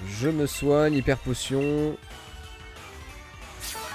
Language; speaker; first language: French; native; French